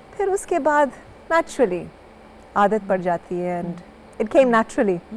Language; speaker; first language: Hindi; non-native, fluent; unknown